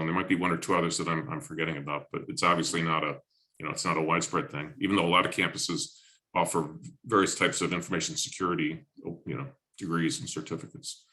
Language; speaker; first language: English; native; English